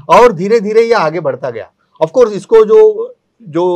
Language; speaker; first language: Hindi; native; Hindi